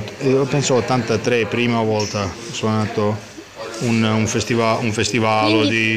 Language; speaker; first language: Italian; non-native, learner; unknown